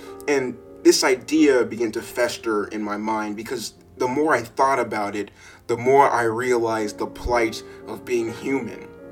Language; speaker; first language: English; native; English